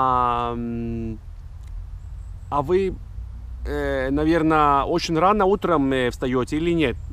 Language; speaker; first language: Russian; non-native, fluent; Greek